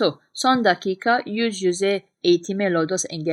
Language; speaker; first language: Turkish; non-native, fluent; Arabic